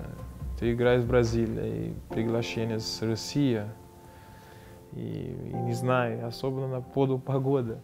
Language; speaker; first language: Russian; non-native, fluent; Portuguese